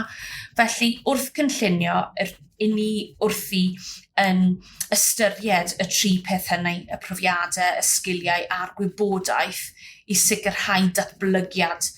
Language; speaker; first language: Welsh; native; Welsh